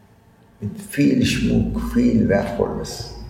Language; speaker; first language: German; non-native, fluent; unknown